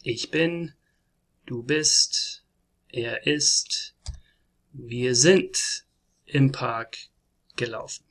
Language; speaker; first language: German; non-native, learner; English